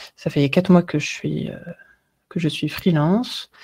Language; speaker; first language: French; native; French